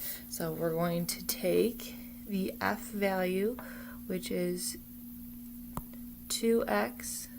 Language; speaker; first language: English; native; English